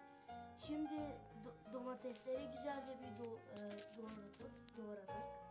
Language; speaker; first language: Turkish; non-native, learner; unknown